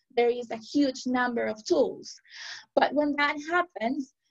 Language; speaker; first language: English; non-native, fluent; Spanish